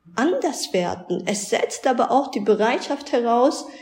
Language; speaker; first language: German; early bilingual, other home language; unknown